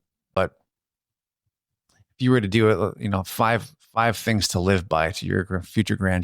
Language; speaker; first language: English; native; English